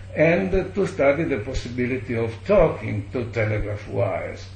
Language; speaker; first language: English; non-native, fluent; Italian